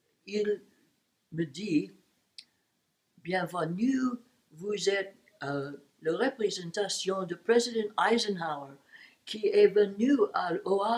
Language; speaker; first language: French; non-native, learner; English